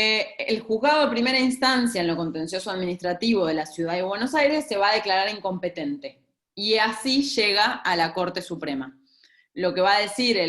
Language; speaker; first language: Spanish; native; Spanish